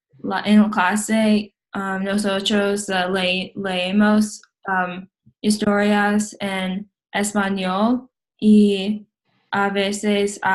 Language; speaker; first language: Spanish; non-native, learner; English